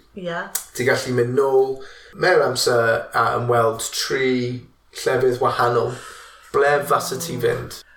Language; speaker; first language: Welsh; non-native, local second language; English